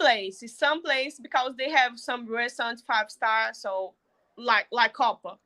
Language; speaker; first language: English; non-native, learner; Portuguese